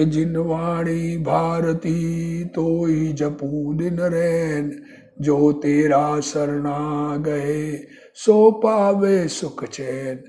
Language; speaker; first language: Hindi; native; Hindi